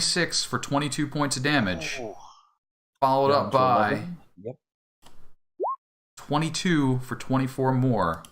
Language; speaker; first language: English; native; English